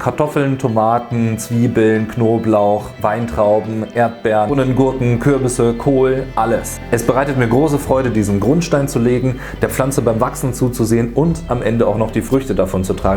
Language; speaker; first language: German; native; German